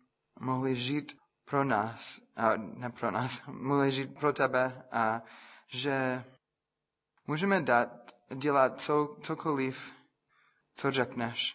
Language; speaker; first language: Czech; non-native, fluent; English